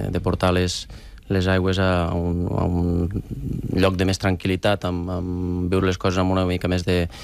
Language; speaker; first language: Catalan; native; Catalan